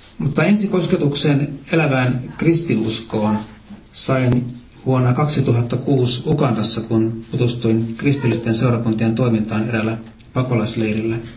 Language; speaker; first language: Finnish; native; Finnish